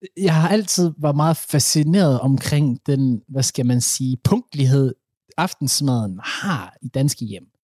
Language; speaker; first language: Danish; early bilingual, other home language; Somali